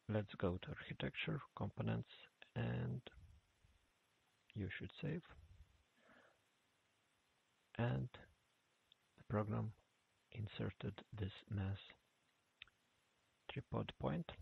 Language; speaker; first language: English; non-native, fluent; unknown